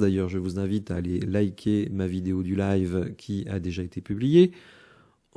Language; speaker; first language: French; native; French